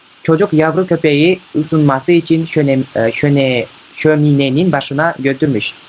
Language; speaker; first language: Turkish; non-native, fluent; Kyrgyz